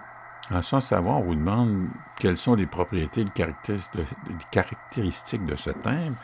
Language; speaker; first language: French; native; French